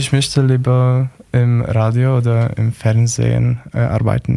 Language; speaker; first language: German; non-native, learner; Polish